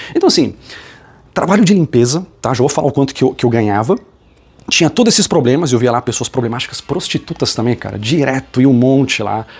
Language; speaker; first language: Portuguese; native; Portuguese